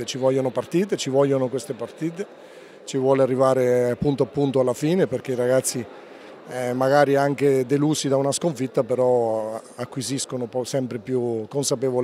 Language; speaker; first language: Italian; native; Italian